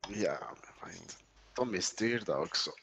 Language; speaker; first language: Swedish; early bilingual, other home language; Turkish